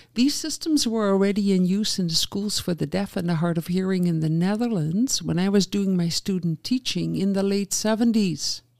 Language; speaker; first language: English; non-native, fluent; Dutch